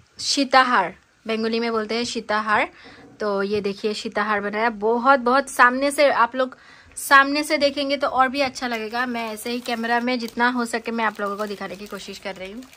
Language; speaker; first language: Hindi; non-native, local second language; Bangla